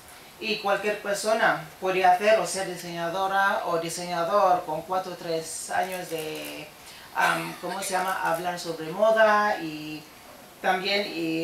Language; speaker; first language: Spanish; non-native, fluent; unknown